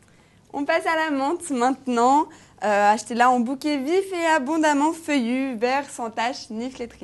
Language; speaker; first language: French; native; French